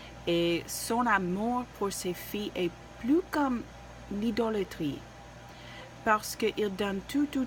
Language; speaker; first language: French; non-native, learner; English